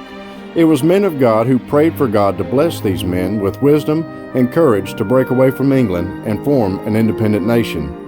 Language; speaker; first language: English; native; English